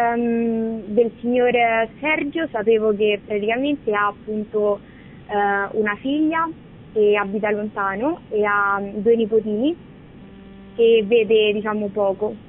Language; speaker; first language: Italian; early bilingual, other home language; Albanian